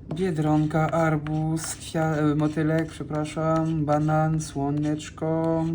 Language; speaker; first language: Polish; non-native, fluent; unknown